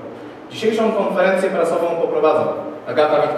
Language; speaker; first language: Polish; native; Polish